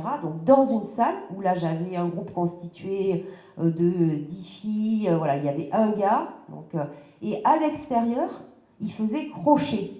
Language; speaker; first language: French; native; French